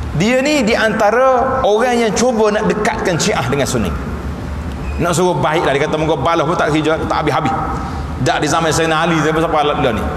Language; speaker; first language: Malay; native; Malay